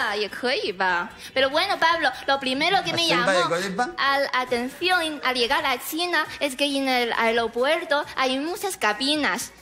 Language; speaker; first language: Spanish; non-native, fluent; Chinese